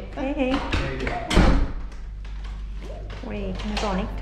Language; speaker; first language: Swedish; non-native, learner; Bangla